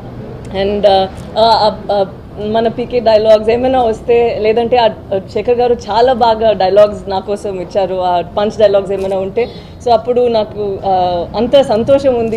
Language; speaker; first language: Telugu; non-native, learner; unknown